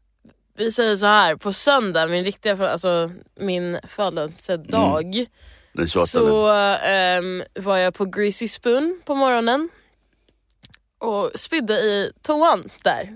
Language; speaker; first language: Swedish; early bilingual, heritage; English